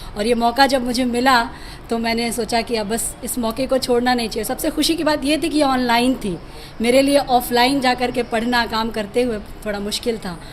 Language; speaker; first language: Hindi; native; Hindi